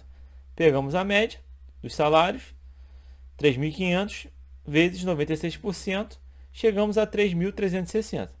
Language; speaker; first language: Portuguese; native; Portuguese